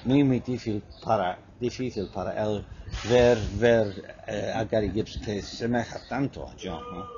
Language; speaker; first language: Spanish; non-native, fluent; English